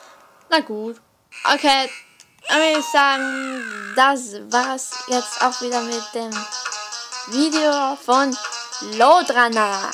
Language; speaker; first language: German; native; German